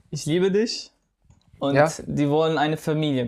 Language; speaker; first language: German; non-native, fluent; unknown